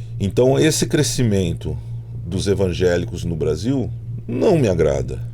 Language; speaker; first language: Portuguese; native; Portuguese